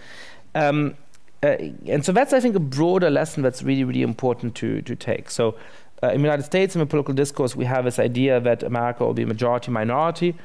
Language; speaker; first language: English; non-native, fluent; German